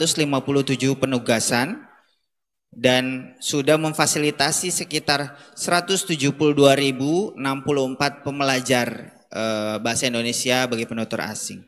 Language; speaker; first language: Indonesian; native; Indonesian